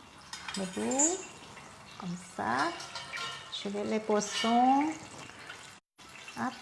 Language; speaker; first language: French; non-native, learner; Thai